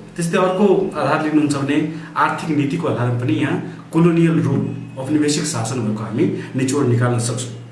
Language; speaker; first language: Nepali; non-native, local second language; Maithili